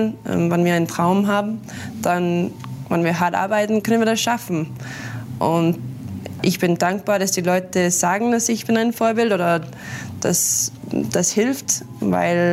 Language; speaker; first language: German; non-native, learner; English